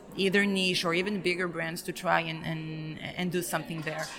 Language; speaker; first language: English; early bilingual, other home language; Serbian